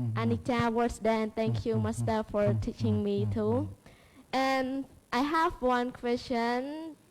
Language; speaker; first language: English; non-native, learner; Khmer